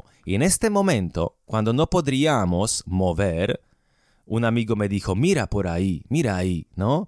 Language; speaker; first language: Spanish; non-native, fluent; Slovak